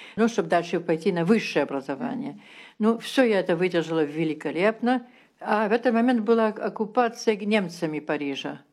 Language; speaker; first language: Russian; early bilingual, heritage; Russian